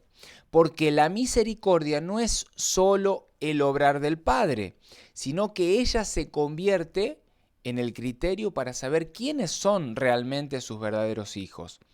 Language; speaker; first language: Spanish; native; Spanish